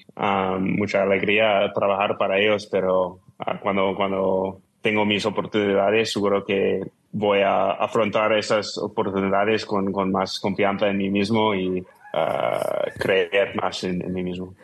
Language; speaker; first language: Spanish; non-native, fluent; English